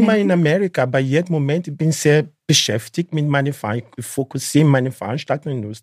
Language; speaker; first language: German; non-native, learner; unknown